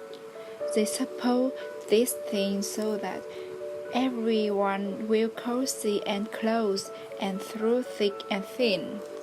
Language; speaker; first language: English; non-native, learner; Vietnamese